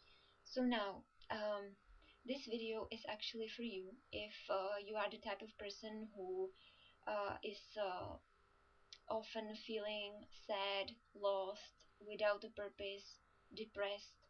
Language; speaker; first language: English; non-native, fluent; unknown